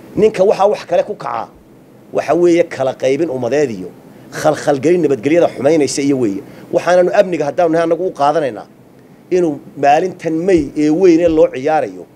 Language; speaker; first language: Somali; native; Somali